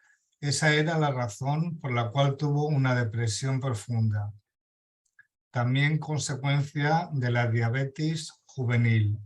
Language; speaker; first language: Spanish; native; Spanish